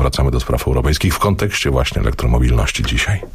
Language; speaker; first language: Polish; native; Polish